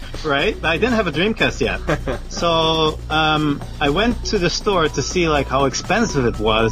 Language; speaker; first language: English; non-native, fluent; Dutch